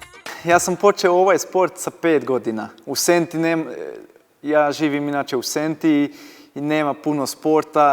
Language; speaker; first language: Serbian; non-native, local second language; Hungarian